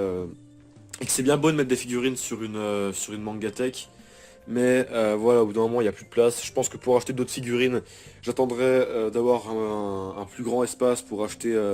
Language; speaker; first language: French; native; French